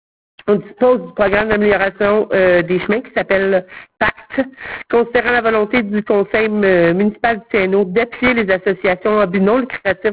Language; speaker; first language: French; native; French